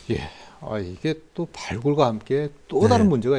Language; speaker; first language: Korean; native; Korean